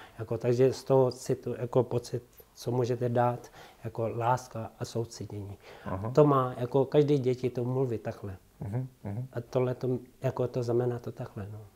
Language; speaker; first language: Czech; non-native, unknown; Tibetan